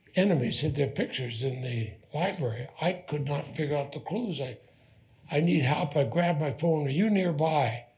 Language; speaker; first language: English; native; English